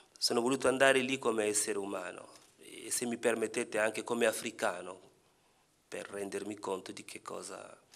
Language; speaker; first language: Italian; non-native, fluent; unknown